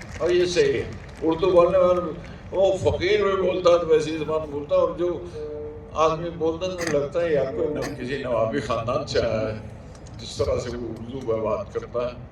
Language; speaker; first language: Urdu; non-native, local second language; Punjabi